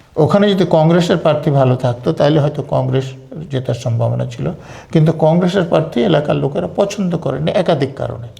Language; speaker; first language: Bangla; native; Bangla